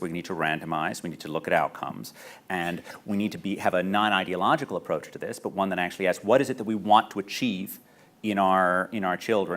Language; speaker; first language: English; native; English